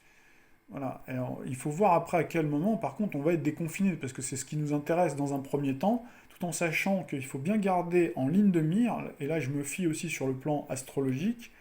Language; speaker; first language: French; native; French